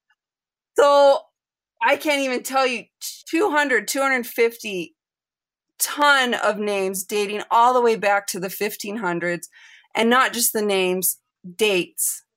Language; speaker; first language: English; native; English